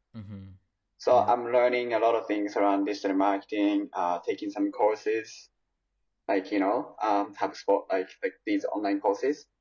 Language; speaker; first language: English; non-native, fluent; Japanese